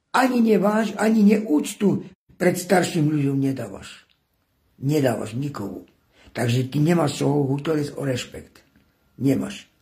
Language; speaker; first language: Slovak; non-native, local second language; Romany